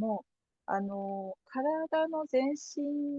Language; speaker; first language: Japanese; native; Japanese